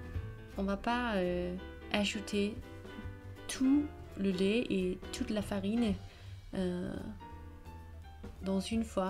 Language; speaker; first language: French; non-native, fluent; Danish